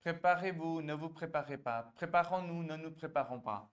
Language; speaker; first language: French; non-native, fluent; Hindi